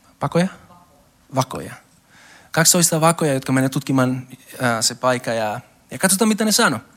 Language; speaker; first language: Finnish; non-native, learner; Spanish